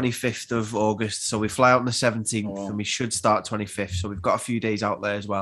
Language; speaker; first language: English; native; English